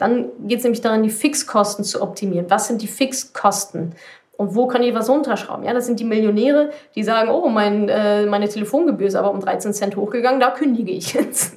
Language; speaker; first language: German; native; German